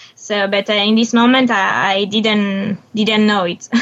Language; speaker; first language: English; non-native, learner; French